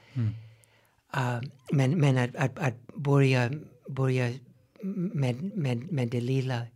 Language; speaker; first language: Swedish; non-native, fluent; English